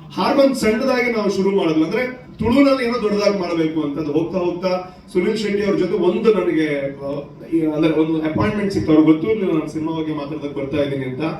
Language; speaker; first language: Kannada; non-native, local second language; Tulu